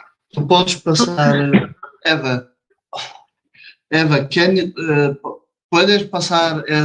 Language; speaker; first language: Spanish; non-native, fluent; Portuguese